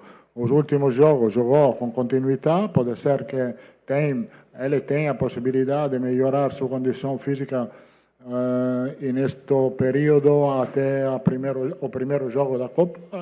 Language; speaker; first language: Portuguese; non-native, fluent; Italian